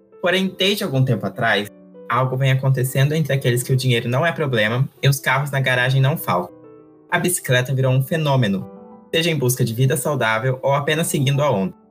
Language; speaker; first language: Portuguese; native; Portuguese